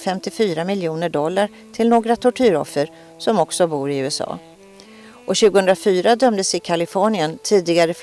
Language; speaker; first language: Swedish; native; Swedish